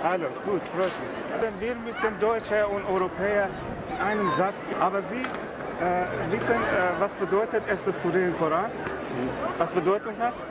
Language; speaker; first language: German; non-native, learner; Persian